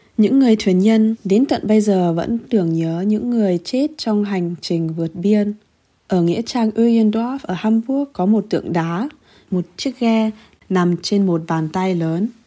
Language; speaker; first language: Vietnamese; early bilingual, heritage; Vietnamese